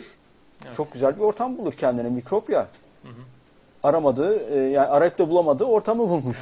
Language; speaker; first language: Turkish; native; Turkish